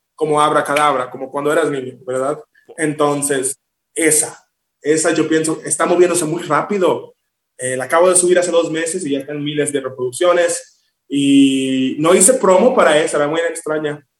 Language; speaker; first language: Spanish; early bilingual, heritage; Spanish